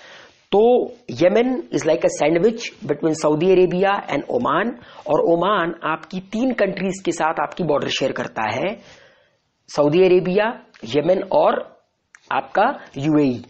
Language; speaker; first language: Hindi; native; Hindi